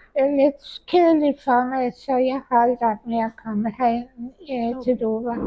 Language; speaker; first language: Danish; early bilingual, heritage; Danish